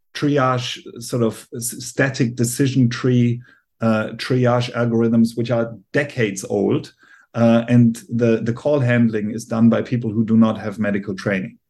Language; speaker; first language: English; non-native, fluent; German